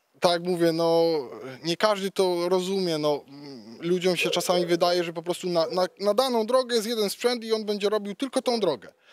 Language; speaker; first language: Polish; native; Polish